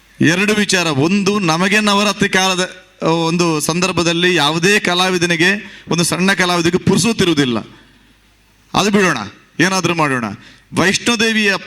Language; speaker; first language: Kannada; non-native, local second language; Tulu